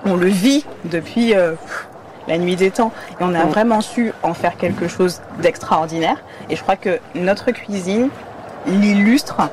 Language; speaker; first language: French; native; French